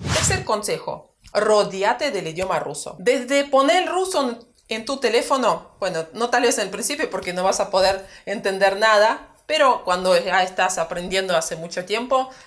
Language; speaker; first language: Spanish; non-native, fluent; Russian